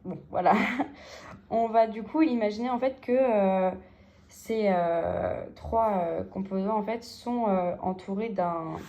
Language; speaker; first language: French; native; French